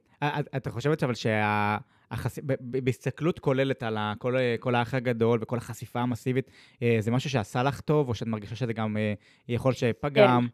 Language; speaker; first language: Hebrew; native; Hebrew